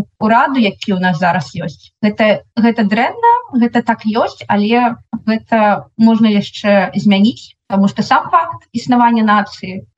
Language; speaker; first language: Belarusian; non-native, local second language; Russian